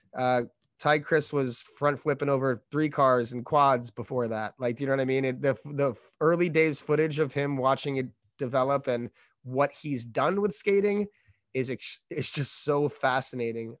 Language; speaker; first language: English; native; English